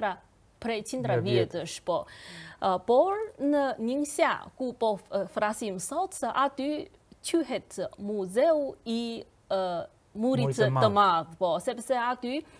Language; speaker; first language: Albanian; non-native, fluent; Chinese